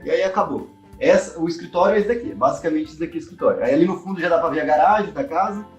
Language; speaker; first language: Portuguese; native; Portuguese